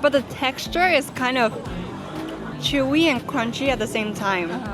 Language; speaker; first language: English; native; English